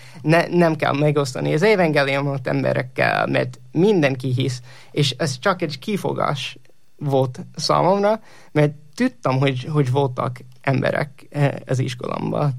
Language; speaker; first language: Hungarian; non-native, learner; English